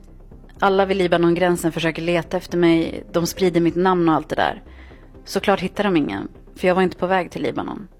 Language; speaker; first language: Swedish; early bilingual, other home language; Arabic